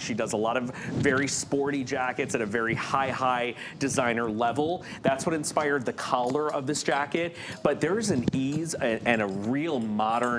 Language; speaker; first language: English; native; English